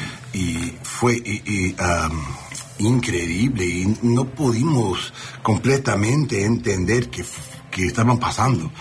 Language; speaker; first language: Spanish; non-native, learner; English